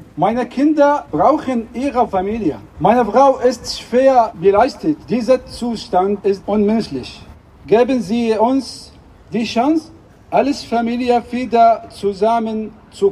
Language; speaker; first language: German; non-native, learner; Arabic